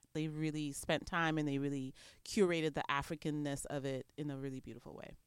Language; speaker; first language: English; non-native, local second language; Xhosa